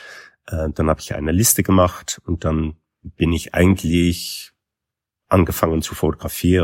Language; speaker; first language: German; non-native, fluent; Dutch